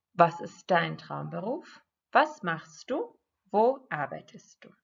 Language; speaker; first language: German; non-native, fluent; Croatian